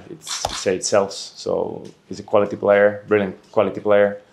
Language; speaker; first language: English; non-native, fluent; Slovak